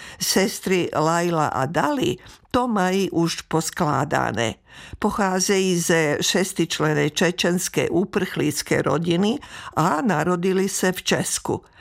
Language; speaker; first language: Czech; native; Czech